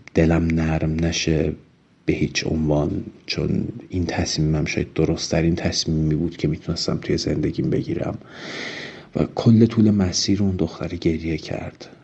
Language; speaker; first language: Persian; native; Persian